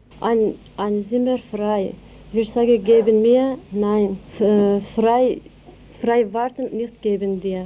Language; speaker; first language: German; non-native, learner; Turkish